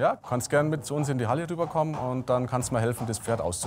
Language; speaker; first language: German; native; German